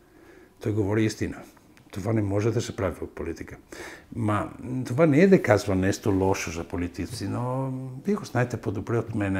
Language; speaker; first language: Bulgarian; non-native, fluent; Italian